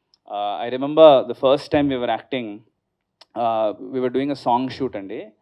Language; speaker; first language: English; non-native, local second language; Telugu